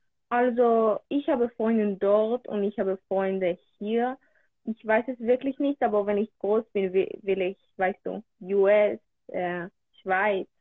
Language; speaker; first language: German; early bilingual, other home language; Hebrew